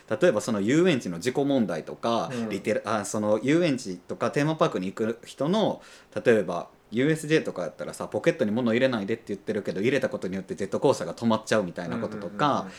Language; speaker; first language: Japanese; native; Japanese